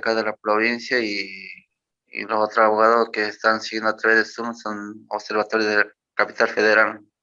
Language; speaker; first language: Spanish; native; Spanish